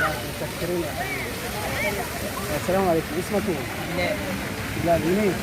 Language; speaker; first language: Arabic; non-native, fluent; Oromo